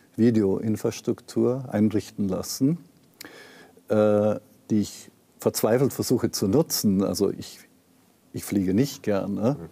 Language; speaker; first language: German; native; German